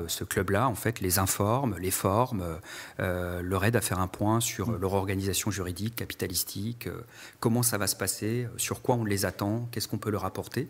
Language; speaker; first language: French; native; French